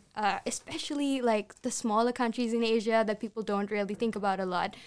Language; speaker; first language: English; non-native, local second language; Sinhala